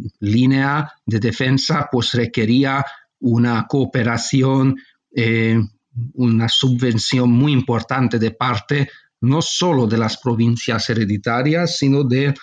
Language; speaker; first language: Spanish; non-native, fluent; Hungarian